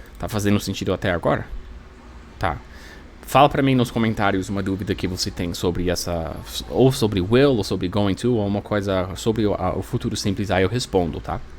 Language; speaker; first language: Portuguese; non-native, fluent; English